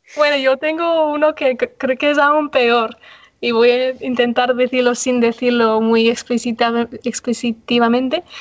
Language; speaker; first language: Spanish; non-native, fluent; English